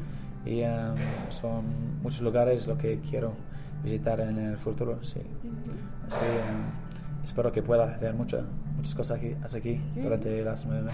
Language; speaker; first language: Spanish; non-native, learner; English